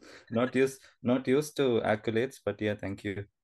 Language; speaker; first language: English; non-native, local second language; Telugu